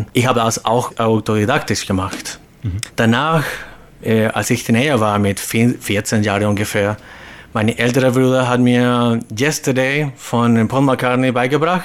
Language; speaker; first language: German; non-native, fluent; Spanish